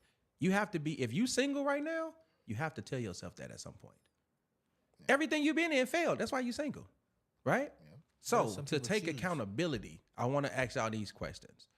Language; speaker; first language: English; native; English